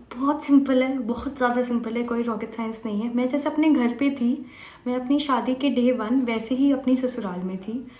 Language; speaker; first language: Hindi; non-native, local second language; Bangla